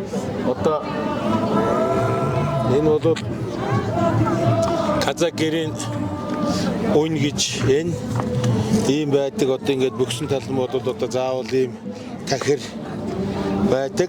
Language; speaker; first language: Mongolian; non-native, local second language; Kazakh